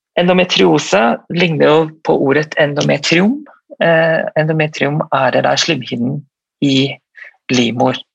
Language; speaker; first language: Norwegian; non-native, fluent; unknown